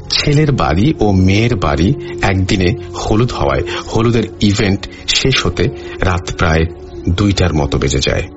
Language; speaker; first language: Bangla; native; Bangla